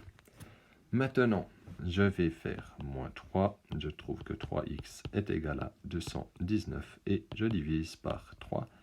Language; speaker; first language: French; native; French